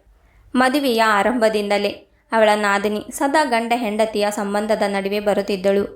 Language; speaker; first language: Kannada; native; Kannada